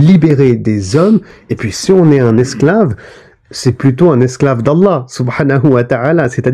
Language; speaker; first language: French; native; French